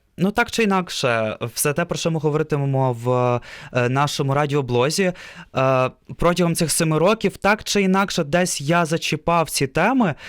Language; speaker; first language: Ukrainian; non-native, local second language; Russian